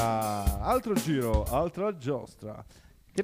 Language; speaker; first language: Italian; native; Italian